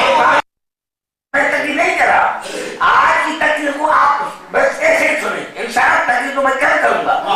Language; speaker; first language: Urdu; native; Urdu